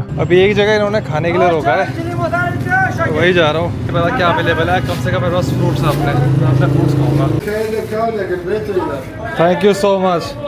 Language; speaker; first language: Hindi; native; Hindi